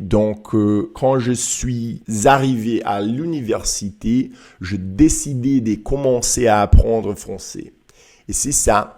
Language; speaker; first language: French; non-native, learner; Portuguese